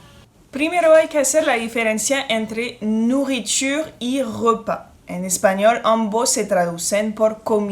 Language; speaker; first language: Spanish; non-native, fluent; French